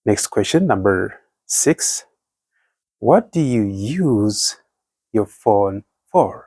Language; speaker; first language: English; non-native, fluent; Tigrinya